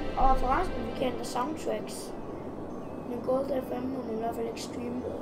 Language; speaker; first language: Danish; native; Danish